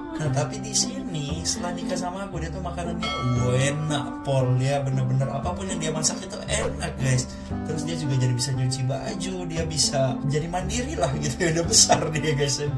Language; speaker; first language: Indonesian; native; Indonesian